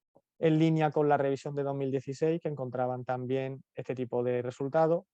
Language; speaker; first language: Spanish; native; Spanish